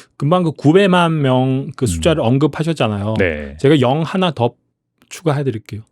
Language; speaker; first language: Korean; early bilingual, heritage; Korean